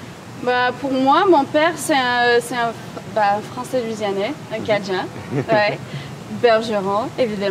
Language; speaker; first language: French; non-native, local second language; English